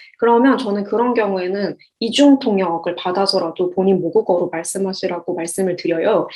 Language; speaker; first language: Korean; native; Korean